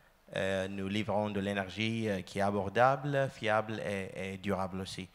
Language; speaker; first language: French; non-native, learner; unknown